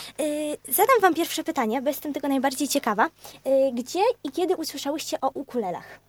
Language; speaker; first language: Polish; native; Polish